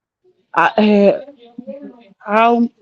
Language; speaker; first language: English; non-native, learner; Spanish